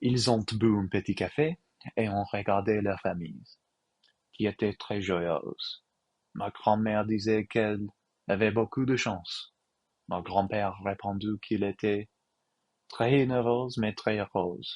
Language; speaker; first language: French; non-native, learner; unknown